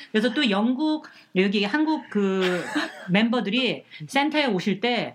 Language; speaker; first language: Korean; native; Korean